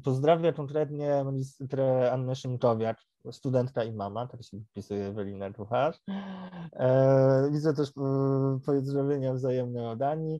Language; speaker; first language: Polish; native; Polish